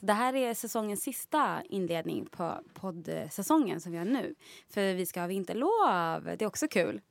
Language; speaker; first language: Swedish; native; Swedish